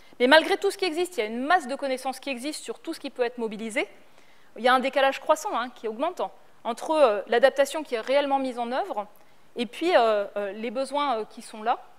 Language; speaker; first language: French; native; French